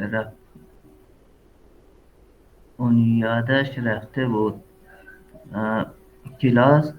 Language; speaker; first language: Persian; non-native, learner; Urdu